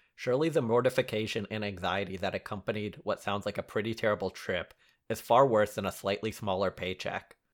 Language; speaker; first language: English; early bilingual, other home language; Arabic